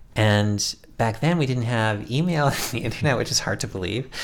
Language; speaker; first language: English; native; English